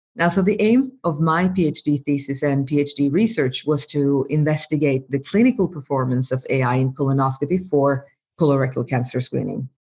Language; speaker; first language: English; non-native, fluent; Norwegian